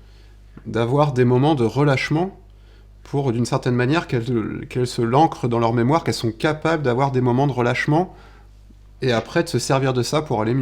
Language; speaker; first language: French; native; French